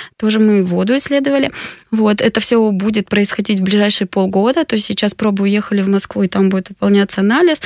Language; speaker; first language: Russian; native; Russian